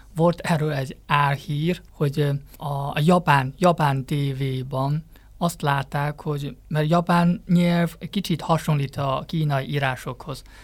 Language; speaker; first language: Hungarian; non-native, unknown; Chinese